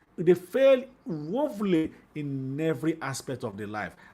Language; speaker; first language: English; non-native, local second language; Yoruba